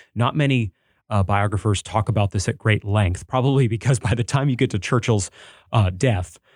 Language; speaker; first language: English; native; English